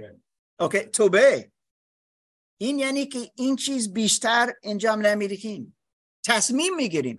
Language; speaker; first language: Persian; non-native, fluent; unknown